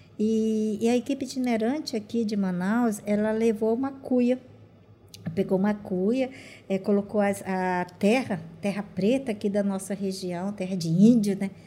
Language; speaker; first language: Portuguese; non-native, local second language; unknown